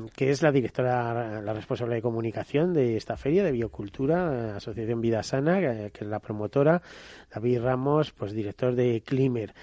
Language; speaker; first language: Spanish; native; Spanish